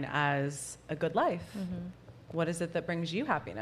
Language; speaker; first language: English; native; English